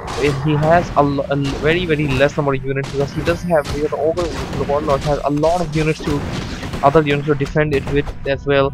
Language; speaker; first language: English; non-native, fluent; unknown